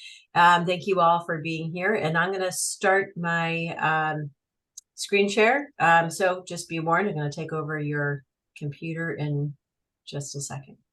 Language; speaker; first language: English; native; English